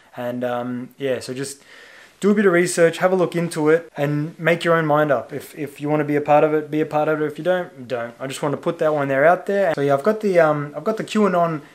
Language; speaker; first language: English; native; English